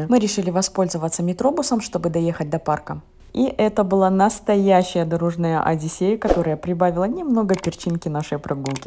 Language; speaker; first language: Russian; native; Russian